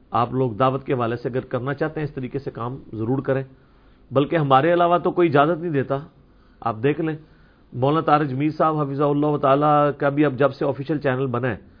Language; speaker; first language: Urdu; non-native, local second language; Punjabi